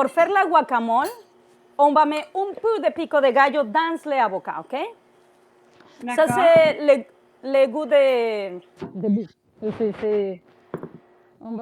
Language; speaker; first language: French; non-native, learner; Spanish